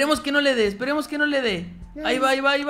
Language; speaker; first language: Spanish; native; Spanish